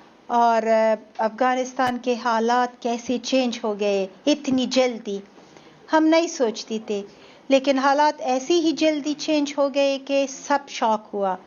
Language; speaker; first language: Hindi; non-native, learner; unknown